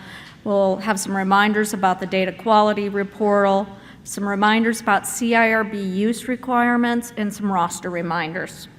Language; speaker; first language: English; native; English